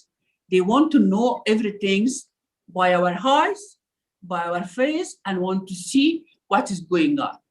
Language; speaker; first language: English; non-native, learner; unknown